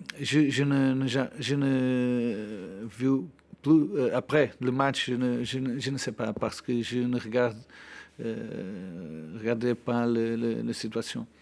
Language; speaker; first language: French; non-native, learner; Portuguese